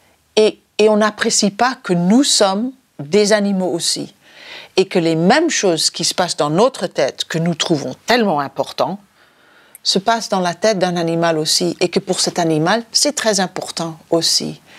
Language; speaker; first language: French; non-native, fluent; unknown